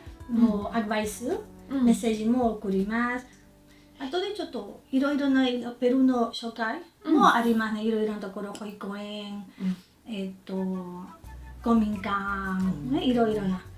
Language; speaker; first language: Japanese; non-native, learner; Spanish